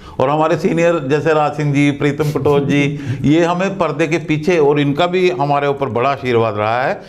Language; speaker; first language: Hindi; non-native, local second language; Dogri